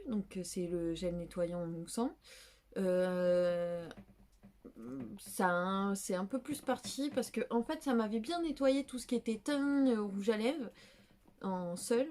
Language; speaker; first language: French; native; French